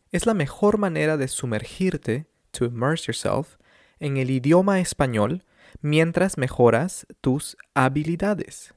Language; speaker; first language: Spanish; native; Spanish